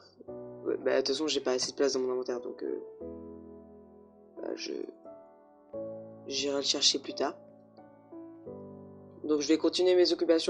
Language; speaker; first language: French; native; French